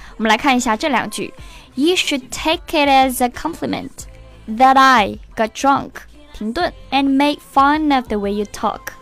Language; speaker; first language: English; non-native, fluent; Chinese